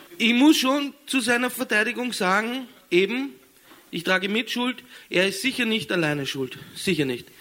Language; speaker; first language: German; native; German